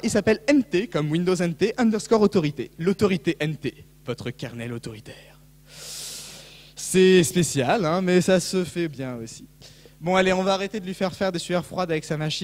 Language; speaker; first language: French; native; French